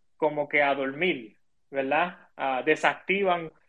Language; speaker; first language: Spanish; early bilingual, heritage; Spanish